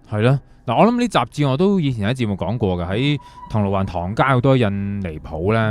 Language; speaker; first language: Cantonese; native; Cantonese